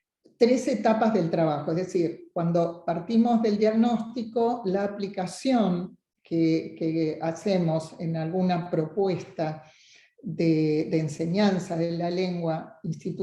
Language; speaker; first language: Spanish; native; Spanish